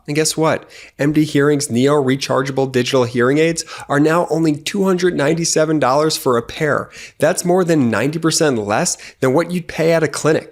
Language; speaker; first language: English; native; English